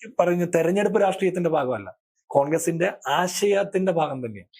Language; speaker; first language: Malayalam; native; Malayalam